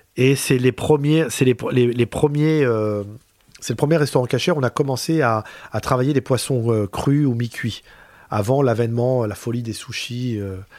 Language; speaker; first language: French; native; French